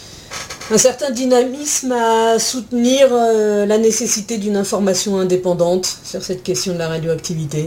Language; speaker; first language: French; native; French